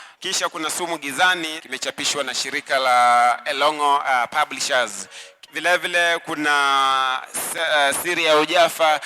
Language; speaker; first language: Swahili; non-native, local second language; Luyia